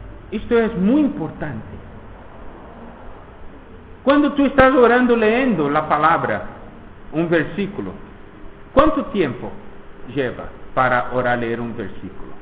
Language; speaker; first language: Spanish; non-native, fluent; Portuguese